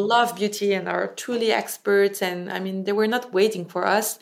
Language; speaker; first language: English; non-native, fluent; French